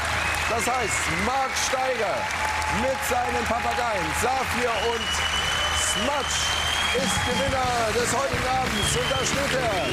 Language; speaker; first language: German; native; German